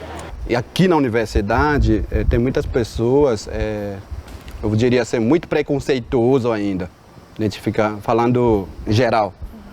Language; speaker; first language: Portuguese; non-native, local second language; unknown